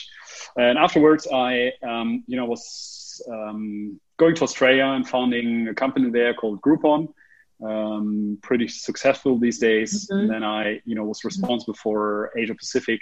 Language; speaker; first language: English; non-native, fluent; German